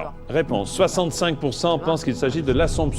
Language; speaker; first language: French; native; French